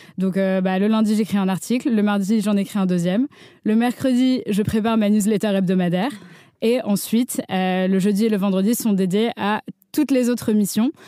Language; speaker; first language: French; native; French